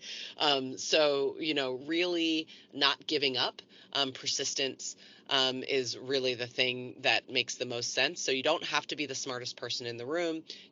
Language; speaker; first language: English; native; English